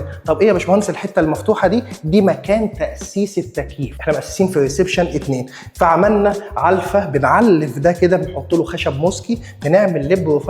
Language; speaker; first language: Arabic; native; Arabic